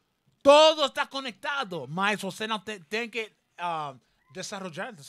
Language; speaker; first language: Portuguese; non-native, learner; Spanish